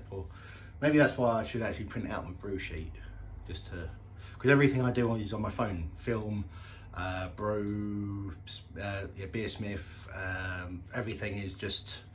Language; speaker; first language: English; native; English